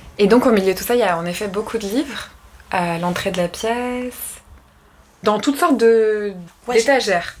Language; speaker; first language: French; native; French